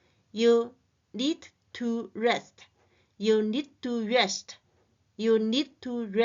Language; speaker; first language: English; non-native, learner; Chinese